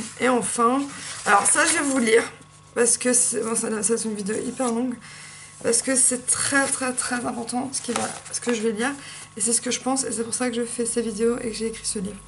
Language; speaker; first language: French; native; French